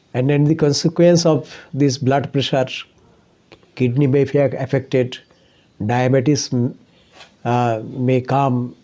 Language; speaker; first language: English; non-native, local second language; Bangla